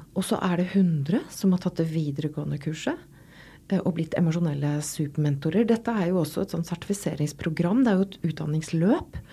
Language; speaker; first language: Norwegian; native; Norwegian